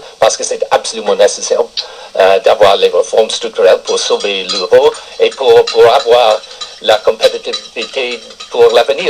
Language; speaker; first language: French; non-native, fluent; English